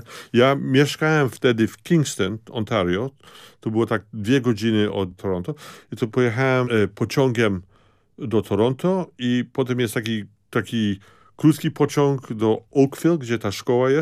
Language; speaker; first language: Polish; early bilingual, heritage; Polish